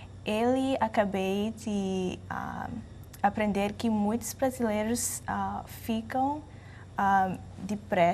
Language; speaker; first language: Portuguese; non-native, learner; English